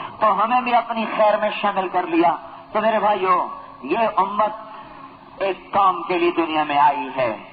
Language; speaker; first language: Urdu; non-native, local second language; Punjabi